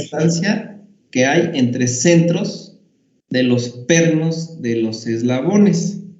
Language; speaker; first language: Spanish; native; Spanish